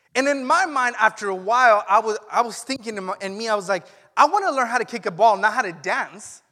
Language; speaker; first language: English; non-native, fluent; Spanish